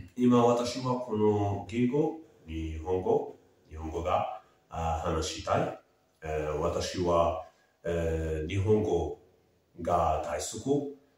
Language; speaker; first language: Japanese; non-native, learner; Arabic